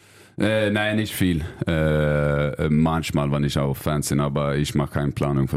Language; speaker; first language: German; non-native, learner; Swedish